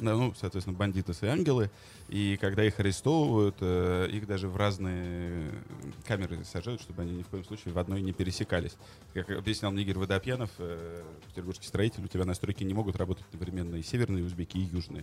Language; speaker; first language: Russian; native; Russian